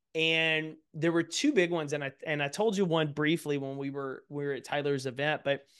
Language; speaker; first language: English; native; English